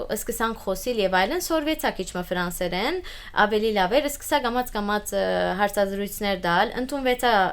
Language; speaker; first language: Armenian; early bilingual, heritage; Armenian